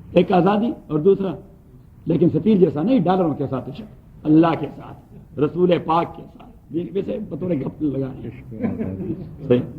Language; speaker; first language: Urdu; non-native, local second language; Pashto